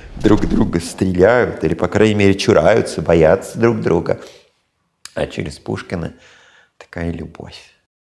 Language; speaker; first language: Russian; non-native, fluent; English